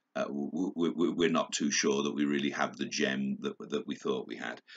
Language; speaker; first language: English; native; English